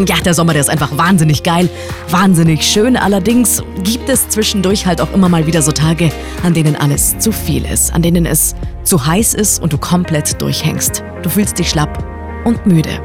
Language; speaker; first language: German; native; German